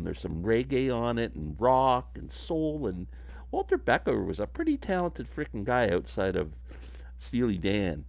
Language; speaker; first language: English; native; English